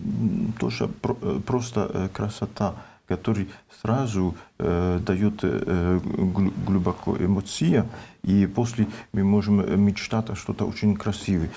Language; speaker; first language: Russian; non-native, learner; French